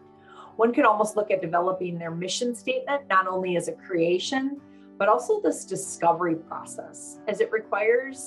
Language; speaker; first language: English; native; English